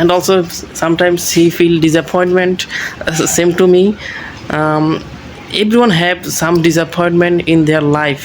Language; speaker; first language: English; non-native, learner; Bangla